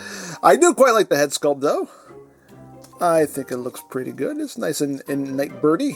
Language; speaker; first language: English; native; English